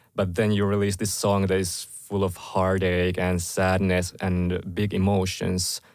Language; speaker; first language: English; non-native, fluent; Finnish